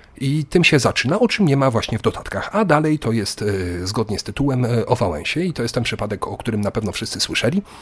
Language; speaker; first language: Polish; native; Polish